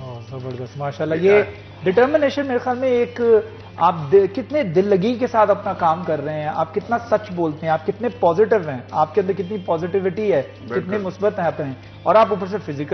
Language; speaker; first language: Hindi; non-native, local second language; Punjabi